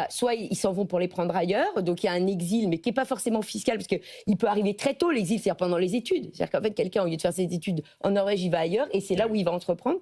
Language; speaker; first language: French; native; French